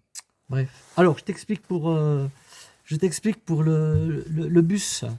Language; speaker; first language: French; native; French